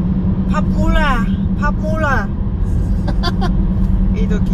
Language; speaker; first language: Korean; non-native, learner; Lao